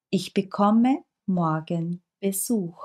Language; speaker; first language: German; non-native, fluent; Turkish